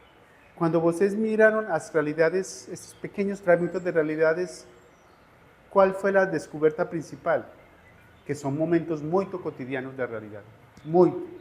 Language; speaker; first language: Portuguese; non-native, fluent; Spanish